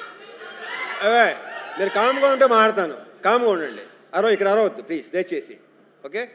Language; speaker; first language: Telugu; native; Telugu